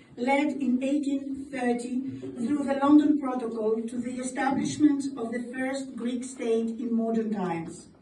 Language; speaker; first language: English; non-native, fluent; Greek